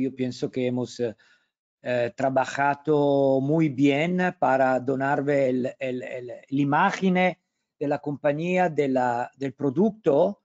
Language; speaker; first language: Spanish; non-native, learner; Italian